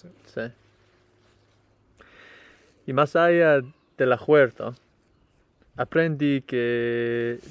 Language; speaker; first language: Spanish; non-native, learner; English